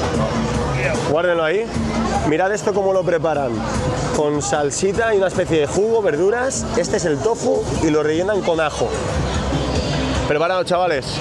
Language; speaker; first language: Spanish; native; Spanish